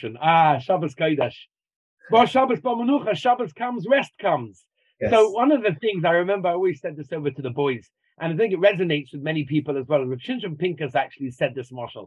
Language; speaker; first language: English; native; English